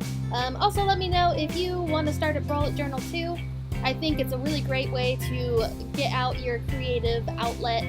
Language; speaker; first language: English; native; English